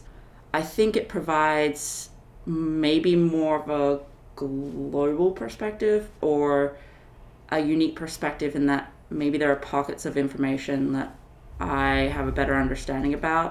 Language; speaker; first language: English; native; English